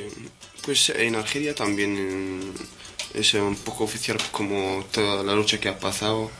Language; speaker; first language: Spanish; non-native, fluent; Berber languages